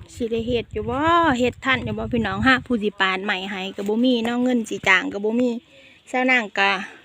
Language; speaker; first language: Thai; native; Thai